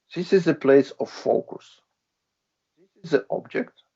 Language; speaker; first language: English; non-native, fluent; Latvian